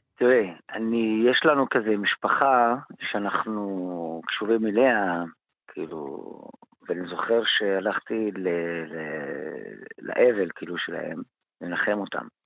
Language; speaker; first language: Hebrew; non-native, local second language; Arabic